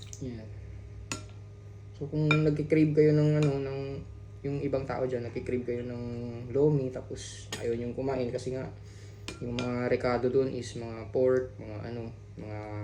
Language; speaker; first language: Filipino; non-native, local second language; Chavacano